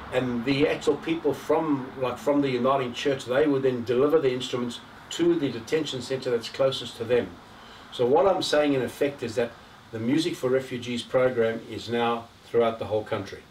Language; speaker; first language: English; native; English